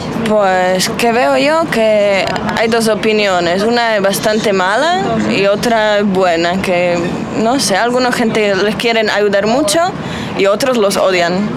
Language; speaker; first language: Spanish; non-native, fluent; Slovak